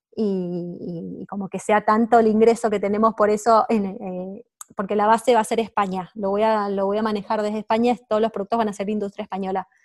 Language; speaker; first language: Spanish; native; Spanish